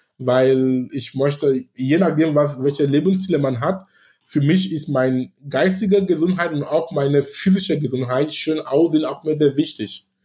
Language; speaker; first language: German; non-native, fluent; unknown